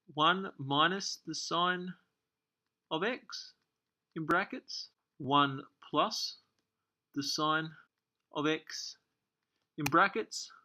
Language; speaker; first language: English; native; English